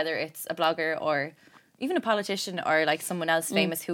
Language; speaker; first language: English; native; English